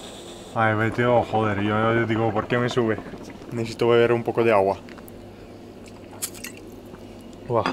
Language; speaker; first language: Spanish; native; Spanish